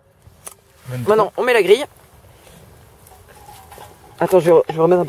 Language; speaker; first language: French; native; French